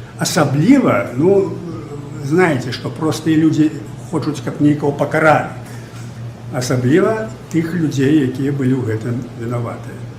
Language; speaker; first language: Belarusian; native; Belarusian